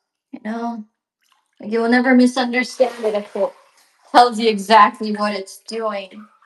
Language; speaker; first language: English; native; English